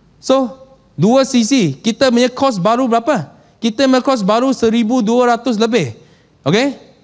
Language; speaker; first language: Malay; non-native, local second language; Chinese